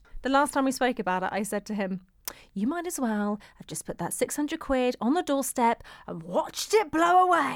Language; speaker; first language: English; native; English